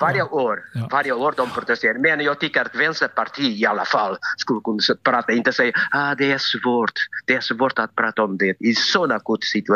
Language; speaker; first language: Swedish; non-native, fluent; Spanish